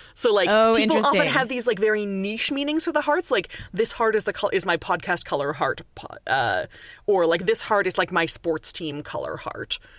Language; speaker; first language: English; native; English